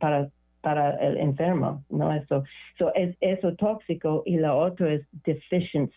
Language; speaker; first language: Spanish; non-native, learner; English